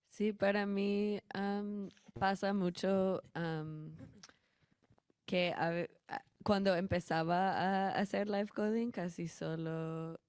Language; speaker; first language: Spanish; non-native, fluent; English